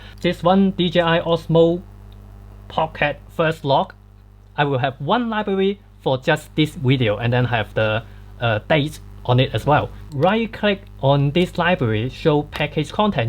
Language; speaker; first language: English; non-native, fluent; Cantonese